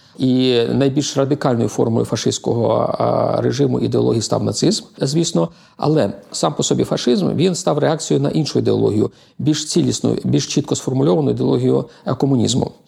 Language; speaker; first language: Ukrainian; native; Ukrainian